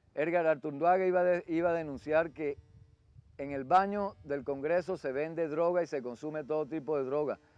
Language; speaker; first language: Spanish; native; Spanish